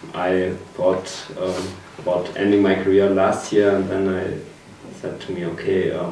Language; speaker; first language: English; non-native, fluent; German